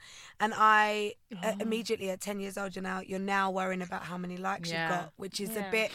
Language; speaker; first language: English; native; English